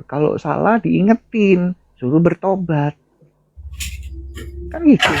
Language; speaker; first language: Indonesian; native; Indonesian